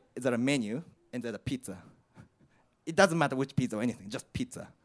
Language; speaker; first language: English; non-native, learner; Japanese